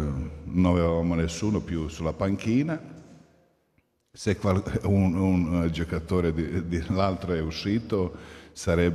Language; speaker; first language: Italian; non-native, fluent; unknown